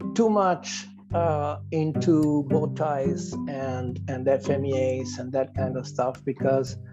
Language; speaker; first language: English; non-native, fluent; Italian